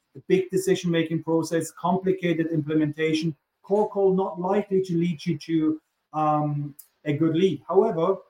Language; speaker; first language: English; non-native, fluent; German